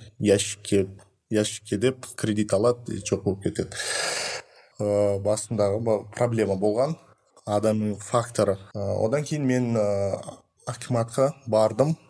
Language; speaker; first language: Kazakh; non-native, local second language; Russian